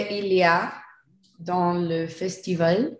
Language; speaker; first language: French; non-native, learner; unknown